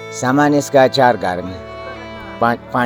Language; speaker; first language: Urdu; early bilingual, other home language; Pashto